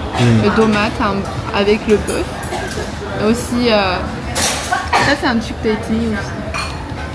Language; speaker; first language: French; non-native, learner; Chinese